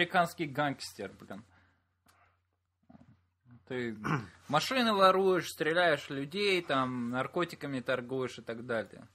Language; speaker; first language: Russian; native; Russian